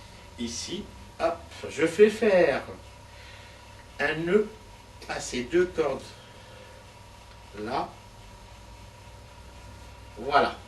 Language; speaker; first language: French; native; French